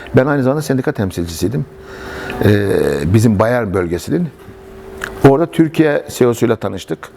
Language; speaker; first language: Turkish; native; Turkish